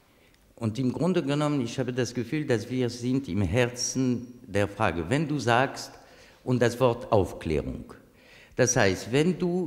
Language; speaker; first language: German; non-native, fluent; French